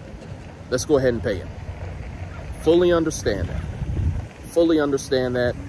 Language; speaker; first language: English; native; English